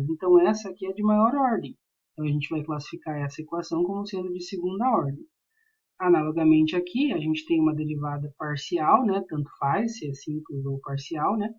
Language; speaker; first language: Portuguese; native; Portuguese